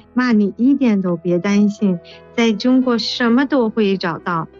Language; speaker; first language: Chinese; non-native, fluent; Persian